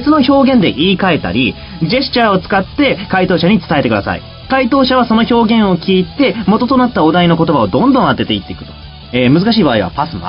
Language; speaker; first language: Japanese; native; Japanese